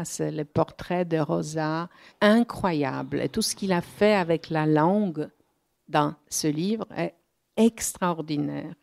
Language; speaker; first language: French; non-native, fluent; Polish